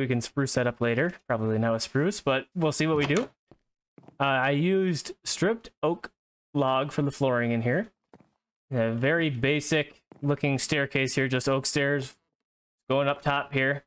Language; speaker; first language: English; native; English